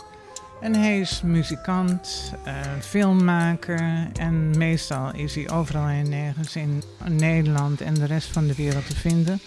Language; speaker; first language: Dutch; native; Dutch